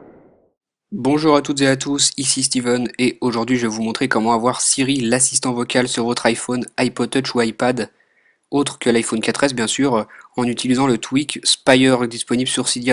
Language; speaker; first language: French; native; French